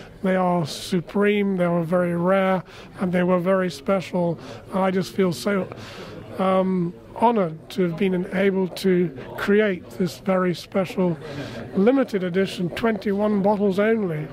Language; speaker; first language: English; native; English